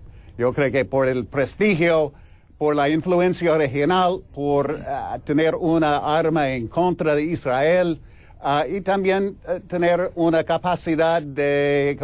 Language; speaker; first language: Spanish; non-native, fluent; English